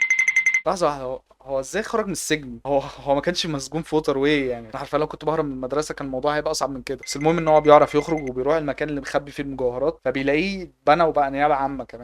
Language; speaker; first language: Arabic; native; Arabic